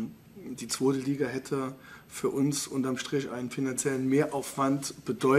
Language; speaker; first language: German; native; German